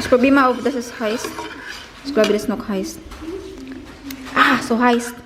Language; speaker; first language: German; non-native, learner; Filipino